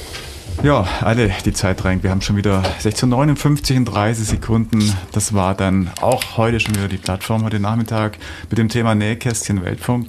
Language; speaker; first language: German; native; German